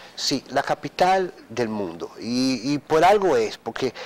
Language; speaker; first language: Spanish; early bilingual, heritage; Spanish